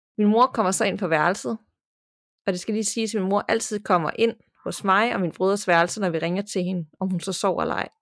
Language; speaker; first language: Danish; native; Danish